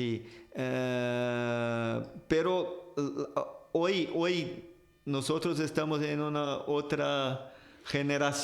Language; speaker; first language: Spanish; non-native, fluent; Portuguese